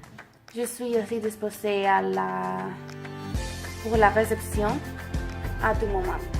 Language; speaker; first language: French; non-native, learner; Spanish